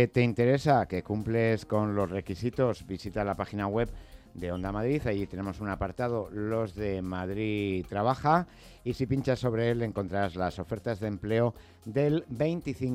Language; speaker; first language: Spanish; native; Spanish